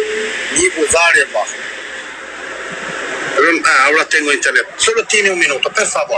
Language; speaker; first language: Spanish; non-native, learner; Albanian